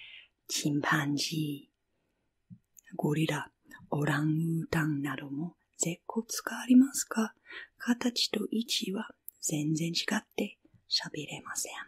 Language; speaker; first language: Japanese; non-native, fluent; English